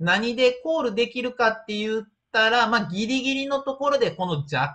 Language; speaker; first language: Japanese; native; Japanese